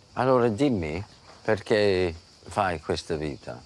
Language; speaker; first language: Italian; non-native, learner; English